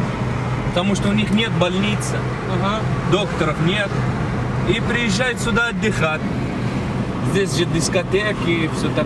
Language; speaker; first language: Russian; non-native, fluent; Arabic